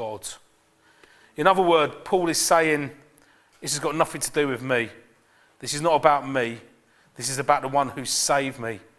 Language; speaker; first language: English; native; English